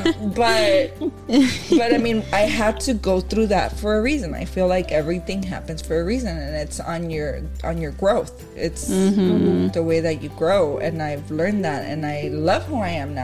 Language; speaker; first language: English; early bilingual, other home language; Spanish